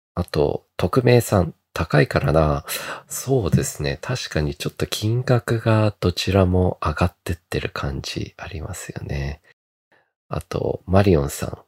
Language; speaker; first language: Japanese; early bilingual, heritage; Japanese